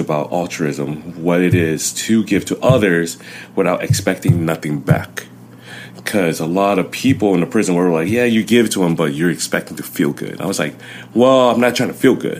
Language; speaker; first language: English; early bilingual, other home language; Vietnamese